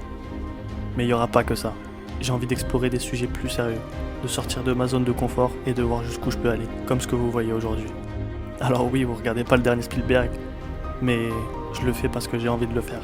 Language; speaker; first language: French; native; French